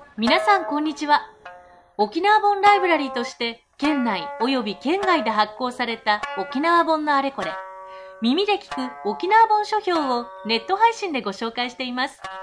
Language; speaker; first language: Japanese; native; Japanese